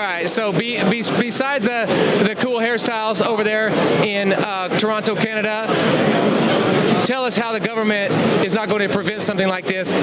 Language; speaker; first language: English; native; English